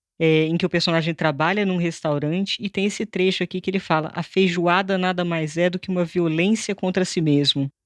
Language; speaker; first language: Portuguese; native; Portuguese